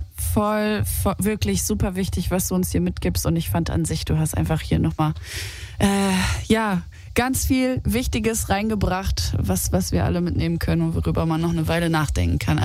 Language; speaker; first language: German; native; German